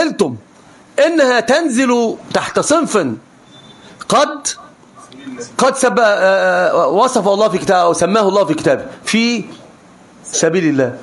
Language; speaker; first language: Arabic; native; Arabic